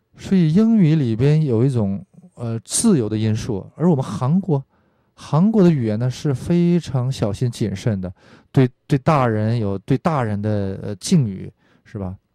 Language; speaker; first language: Chinese; non-native, fluent; Korean